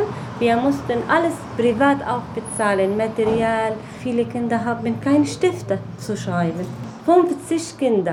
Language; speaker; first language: German; non-native, learner; Arabic